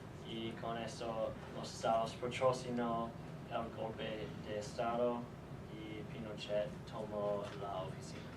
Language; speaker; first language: Spanish; non-native, learner; English